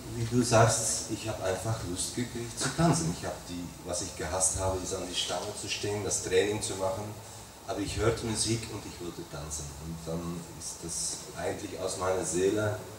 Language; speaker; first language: German; non-native, fluent; Dutch